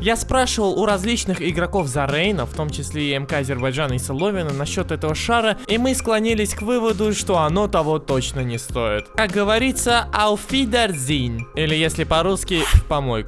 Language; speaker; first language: Russian; native; Russian